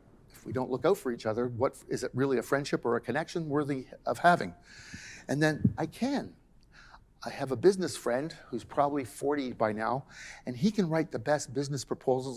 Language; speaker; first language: English; native; English